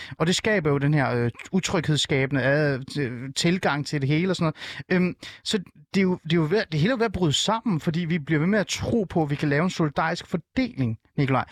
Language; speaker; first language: Danish; early bilingual, other home language; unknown